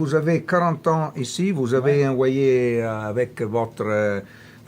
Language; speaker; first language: French; non-native, fluent; Italian